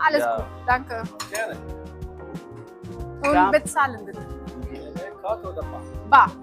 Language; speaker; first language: German; non-native, learner; Hindi